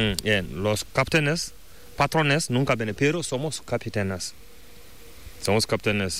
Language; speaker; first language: Spanish; non-native, learner; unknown